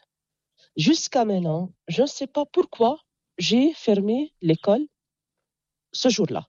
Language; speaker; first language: French; non-native, local second language; Arabic